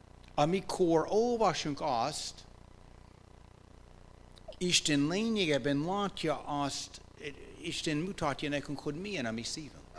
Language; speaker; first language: Hungarian; non-native, fluent; English